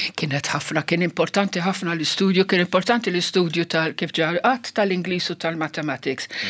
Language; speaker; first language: Maltese; non-native, local second language; Italian